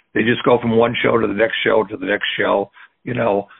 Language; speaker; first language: English; native; English